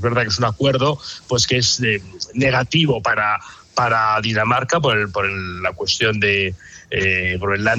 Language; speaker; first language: Spanish; native; Spanish